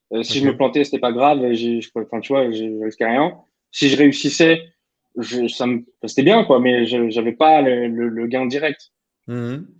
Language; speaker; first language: French; native; French